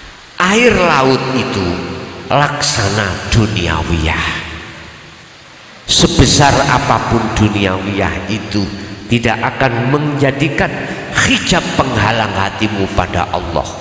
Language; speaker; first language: Indonesian; non-native, local second language; Javanese